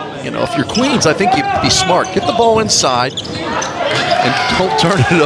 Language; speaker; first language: English; native; English